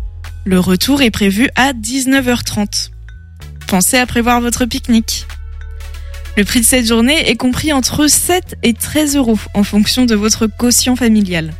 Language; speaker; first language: French; native; French